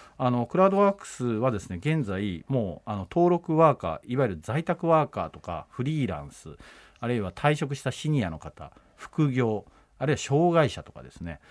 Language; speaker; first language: Japanese; native; Japanese